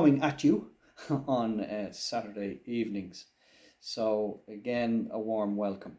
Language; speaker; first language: English; native; English